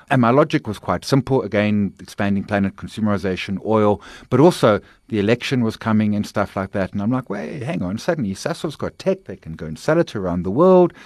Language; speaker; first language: English; native; English